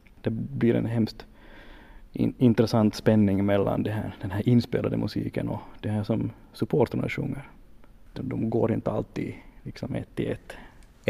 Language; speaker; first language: Swedish; native; Swedish